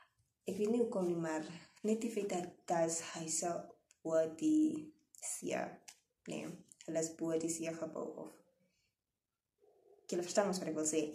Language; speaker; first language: Afrikaans; non-native, local second language; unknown